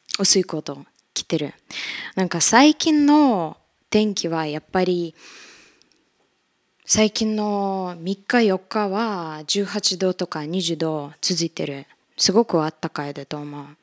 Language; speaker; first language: Japanese; non-native, fluent; Russian